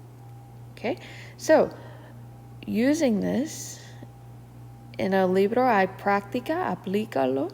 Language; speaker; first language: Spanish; non-native, fluent; English